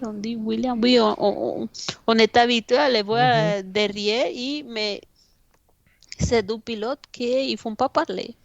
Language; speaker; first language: French; non-native, fluent; Spanish